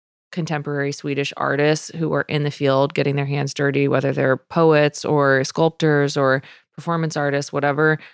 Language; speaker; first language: English; native; English